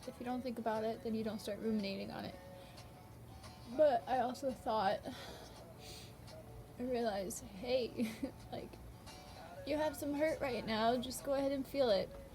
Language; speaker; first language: English; native; English